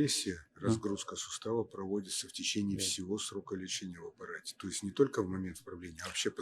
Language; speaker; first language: Russian; native; Russian